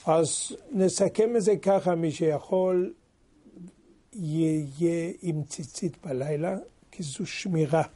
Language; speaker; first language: Hebrew; non-native, fluent; French